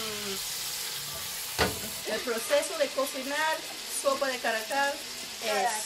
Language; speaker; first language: Spanish; non-native, learner; English